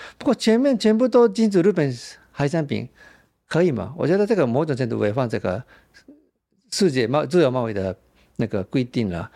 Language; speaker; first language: Chinese; non-native, fluent; Japanese